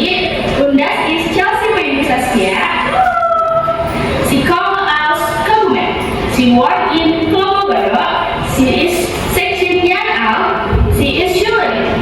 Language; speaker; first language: German; non-native, learner; Indonesian